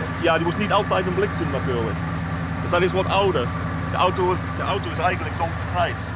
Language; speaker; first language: Dutch; non-native, fluent; English